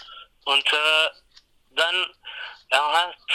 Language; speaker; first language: German; non-native, learner; English